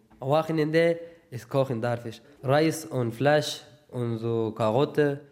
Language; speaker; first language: German; non-native, learner; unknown